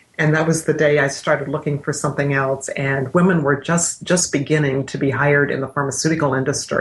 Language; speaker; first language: English; native; English